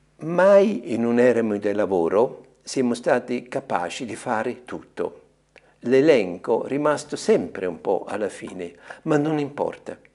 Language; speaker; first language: Italian; non-native, fluent; German